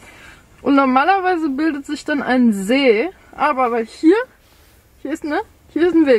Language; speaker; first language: German; non-native, fluent; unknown